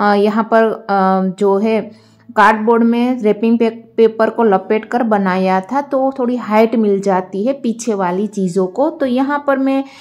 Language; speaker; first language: Hindi; non-native, local second language; Gujarati